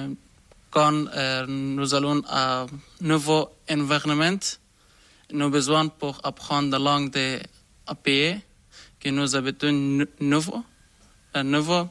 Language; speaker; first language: French; non-native, learner; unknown